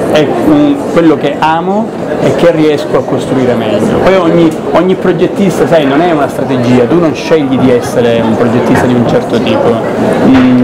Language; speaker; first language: Italian; native; Italian